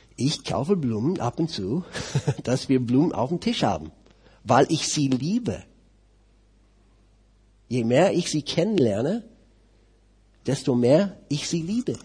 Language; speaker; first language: German; non-native, fluent; English